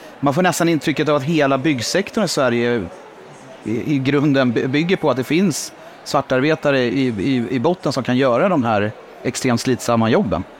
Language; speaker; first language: Swedish; native; Swedish